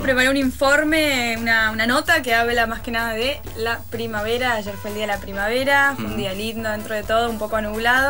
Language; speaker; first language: Spanish; native; Spanish